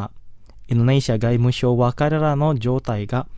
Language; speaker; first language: Japanese; non-native, fluent; Indonesian